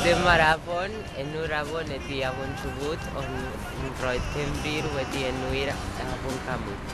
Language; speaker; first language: Welsh; non-native, learner; Spanish